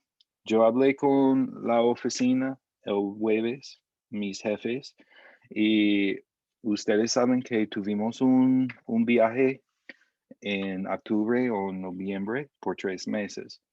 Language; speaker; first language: Spanish; non-native, fluent; English